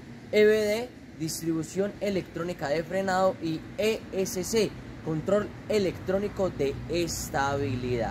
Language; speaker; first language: Spanish; native; Spanish